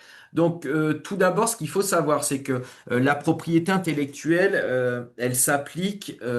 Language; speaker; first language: French; native; French